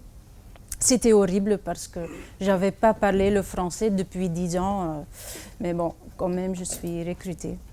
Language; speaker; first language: French; non-native, fluent; Dutch